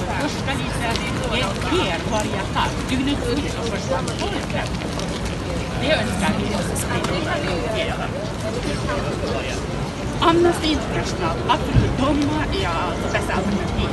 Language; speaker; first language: Swedish; non-native, learner; Uyghur